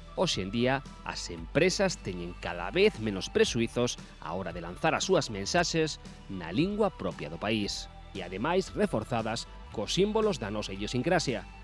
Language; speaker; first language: Galician; native; Galician